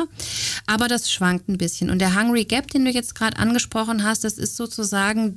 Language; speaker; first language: German; native; German